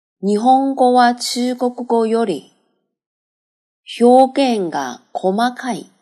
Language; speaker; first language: Japanese; non-native, fluent; Chinese